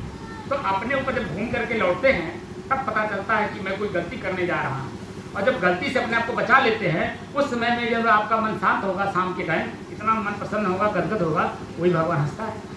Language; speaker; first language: Hindi; native; Hindi